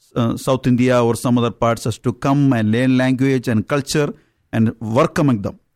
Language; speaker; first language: English; non-native, local second language; Malayalam